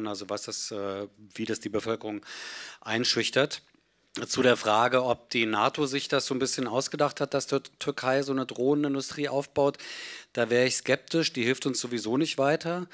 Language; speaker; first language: German; native; German